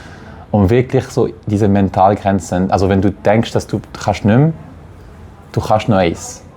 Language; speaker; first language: German; non-native, local second language; French